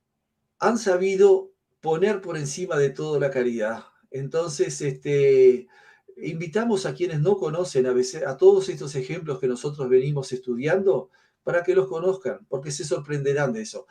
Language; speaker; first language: Spanish; native; Spanish